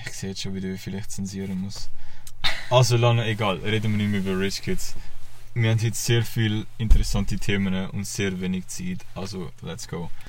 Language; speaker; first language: German; native; German